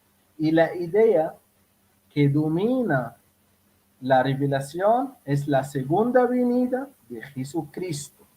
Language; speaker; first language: Spanish; non-native, fluent; Arabic